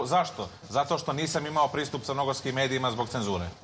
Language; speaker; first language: Serbian; native; Serbian